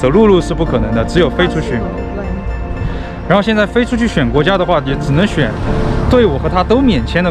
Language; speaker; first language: Chinese; native; Chinese